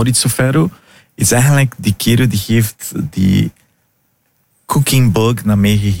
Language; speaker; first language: Dutch; non-native, fluent; Portuguese